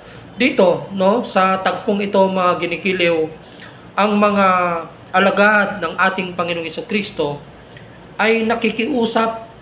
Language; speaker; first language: Filipino; native; Filipino